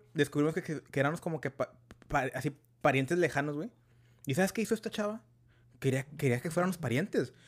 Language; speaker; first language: Spanish; early bilingual, heritage; Spanish